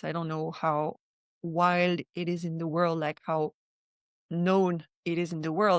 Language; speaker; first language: English; non-native, fluent; French